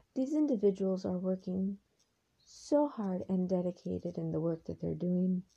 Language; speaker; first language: English; early bilingual, other home language; Spanish